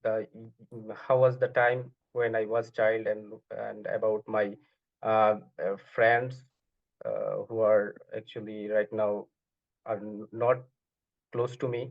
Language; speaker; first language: English; non-native, learner; Bangla